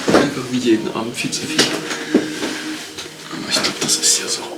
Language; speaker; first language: German; native; German